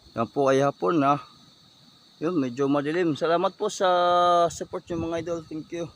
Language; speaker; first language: Filipino; non-native, local second language; Waray